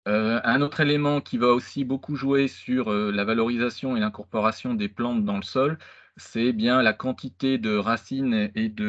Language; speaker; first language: French; native; French